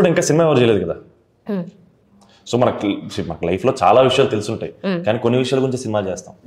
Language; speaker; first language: Telugu; native; Telugu